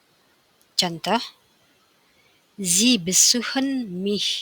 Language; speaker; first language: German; non-native, fluent; Indonesian